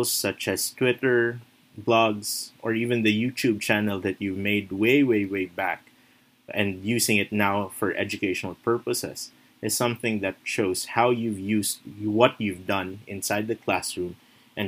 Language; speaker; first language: English; non-native, local second language; Filipino